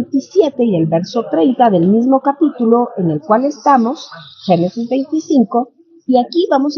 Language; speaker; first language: Spanish; native; Spanish